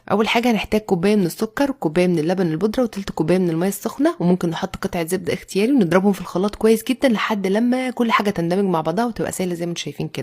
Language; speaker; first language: Arabic; native; Arabic